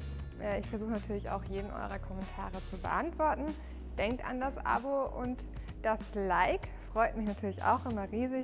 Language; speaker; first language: German; native; German